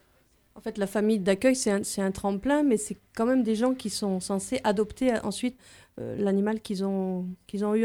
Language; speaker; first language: French; native; French